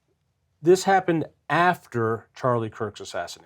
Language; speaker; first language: English; native; English